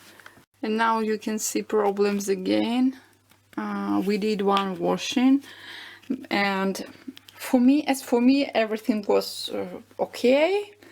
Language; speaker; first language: English; non-native, learner; Russian